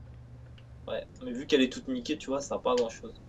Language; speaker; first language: French; native; French